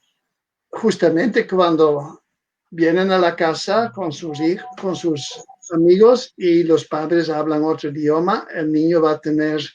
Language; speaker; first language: Spanish; non-native, fluent; Dutch